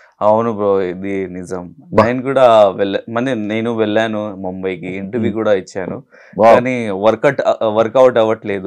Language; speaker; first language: Telugu; non-native, learner; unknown